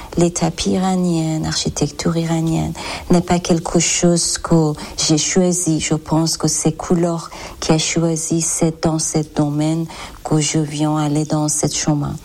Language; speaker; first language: French; non-native, learner; Persian